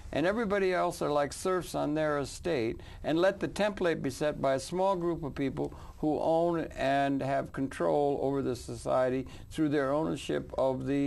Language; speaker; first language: English; native; English